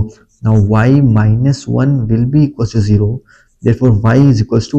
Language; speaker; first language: English; non-native, local second language; Hindi